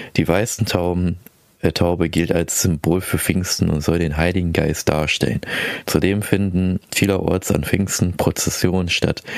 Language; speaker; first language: German; early bilingual, other home language; Filipino